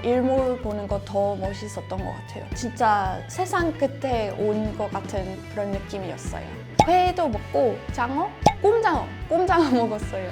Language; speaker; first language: Korean; non-native, fluent; English